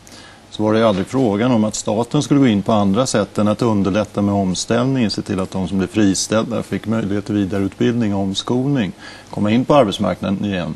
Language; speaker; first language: Swedish; native; Swedish